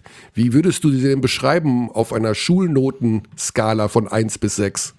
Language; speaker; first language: German; native; German